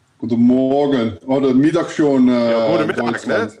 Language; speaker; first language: German; non-native, learner; Dutch